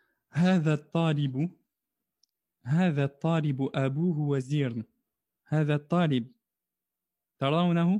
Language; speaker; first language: Arabic; non-native, fluent; French